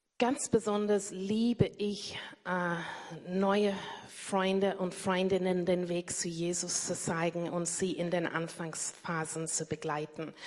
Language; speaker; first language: German; non-native, fluent; English